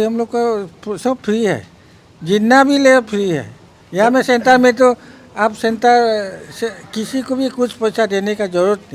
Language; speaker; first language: Hindi; non-native, local second language; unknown